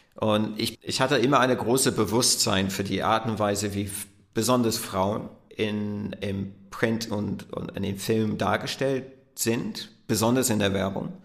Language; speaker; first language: German; non-native, fluent; English